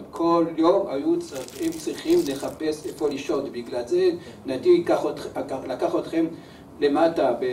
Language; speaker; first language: Hebrew; early bilingual, other home language; French